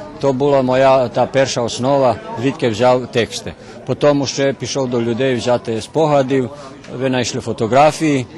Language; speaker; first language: Ukrainian; early bilingual, heritage; Ukrainian